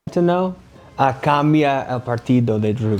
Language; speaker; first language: Spanish; non-native, learner; English